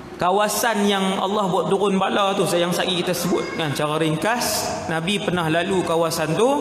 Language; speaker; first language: Malay; native; Malay